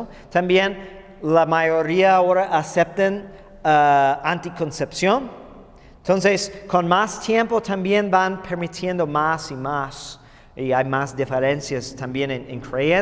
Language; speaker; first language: Spanish; non-native, fluent; English